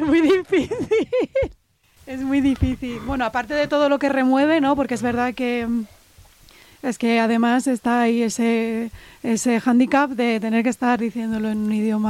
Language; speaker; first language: Spanish; native; Spanish